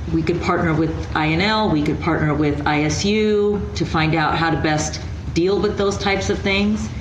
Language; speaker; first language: English; early bilingual, other home language; Spanish